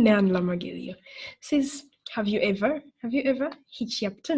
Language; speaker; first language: Turkish; non-native, learner; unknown